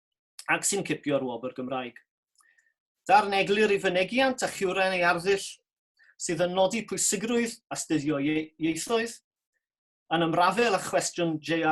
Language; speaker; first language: Welsh; native; Welsh